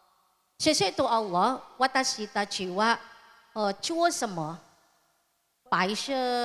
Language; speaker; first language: Chinese; non-native, learner; Indonesian